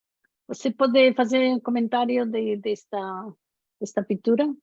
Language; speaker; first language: Portuguese; non-native, learner; Spanish